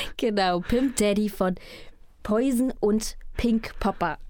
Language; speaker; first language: German; early bilingual, other home language; Spanish